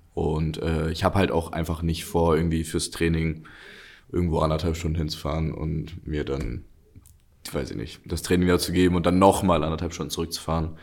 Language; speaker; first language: German; early bilingual, other home language; Russian